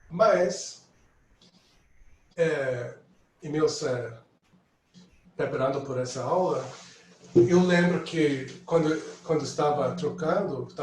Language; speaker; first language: Portuguese; non-native, fluent; English